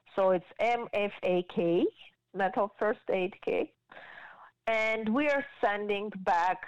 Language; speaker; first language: English; non-native, fluent; Georgian